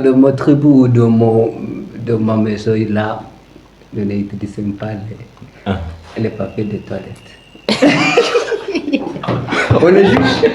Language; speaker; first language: French; non-native, learner; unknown